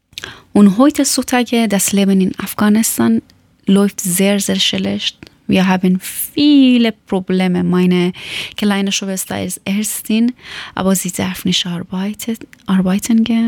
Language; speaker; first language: German; non-native, learner; Persian